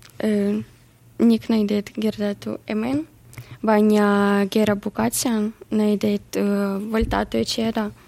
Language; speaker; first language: Basque; non-native, learner; Ukrainian